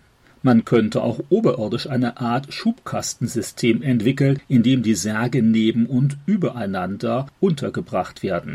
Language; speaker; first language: German; native; German